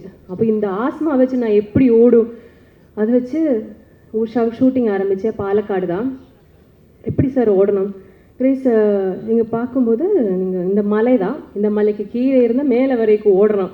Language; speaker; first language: Tamil; non-native, learner; Malayalam